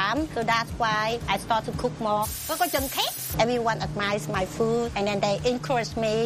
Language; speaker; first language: English; non-native, fluent; Vietnamese